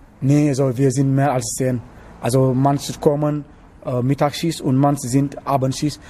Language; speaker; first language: German; non-native, learner; Wolof